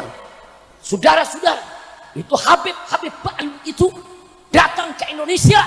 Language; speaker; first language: Indonesian; native; Indonesian